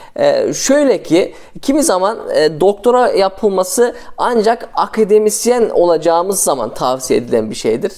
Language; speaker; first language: Turkish; early bilingual, heritage; Turkish